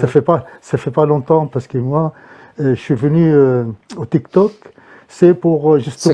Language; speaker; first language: French; non-native, fluent; Arabic